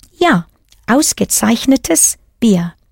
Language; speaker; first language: German; non-native, fluent; English